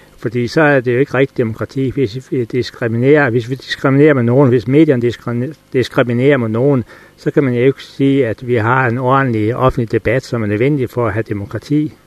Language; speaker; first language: Danish; native; Danish